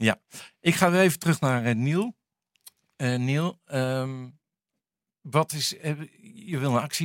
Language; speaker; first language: Dutch; native; Dutch